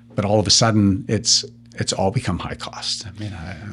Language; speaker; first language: English; native; English